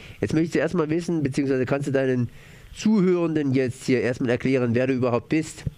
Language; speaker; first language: German; native; German